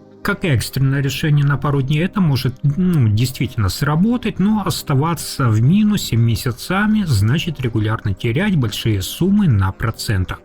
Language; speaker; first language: Russian; native; Russian